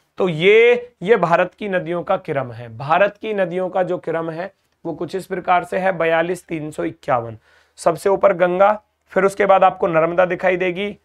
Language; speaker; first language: Hindi; native; Hindi